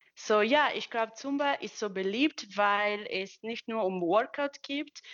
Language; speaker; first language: German; non-native, fluent; Italian